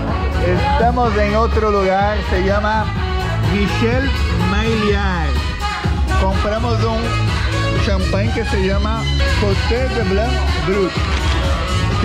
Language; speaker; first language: Spanish; non-native, fluent; Portuguese